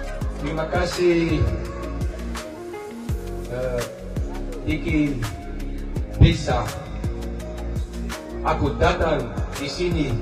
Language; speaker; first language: Indonesian; non-native, learner; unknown